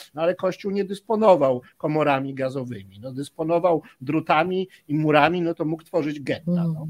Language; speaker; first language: Polish; native; Polish